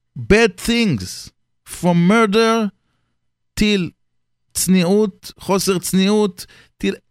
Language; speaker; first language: English; non-native, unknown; Hebrew